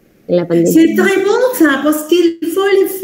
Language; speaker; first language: French; non-native, fluent; Spanish